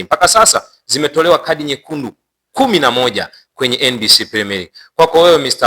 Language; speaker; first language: Swahili; native; Swahili